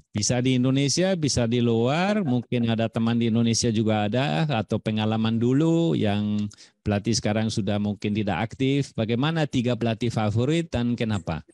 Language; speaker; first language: Indonesian; non-native, fluent; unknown